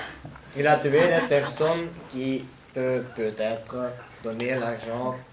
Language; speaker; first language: French; non-native, learner; Dutch